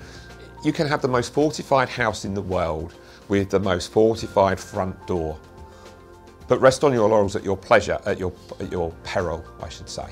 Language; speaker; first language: English; native; English